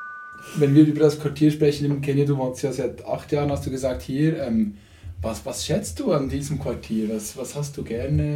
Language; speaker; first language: German; native; German